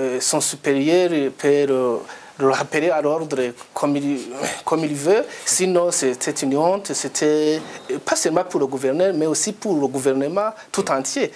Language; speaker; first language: French; non-native, local second language; Rundi